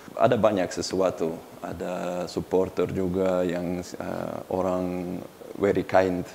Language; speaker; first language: Indonesian; non-native, learner; Uzbek